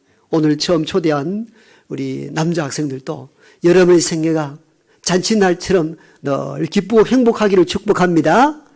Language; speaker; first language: Korean; native; Korean